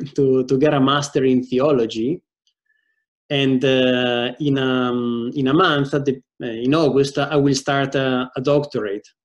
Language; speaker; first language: English; non-native, fluent; Italian